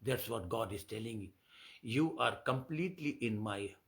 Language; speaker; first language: English; non-native, local second language; Hindi